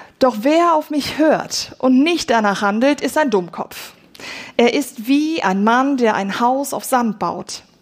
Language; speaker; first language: German; native; German